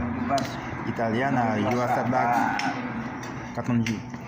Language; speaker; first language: French; non-native, learner; Haitian Creole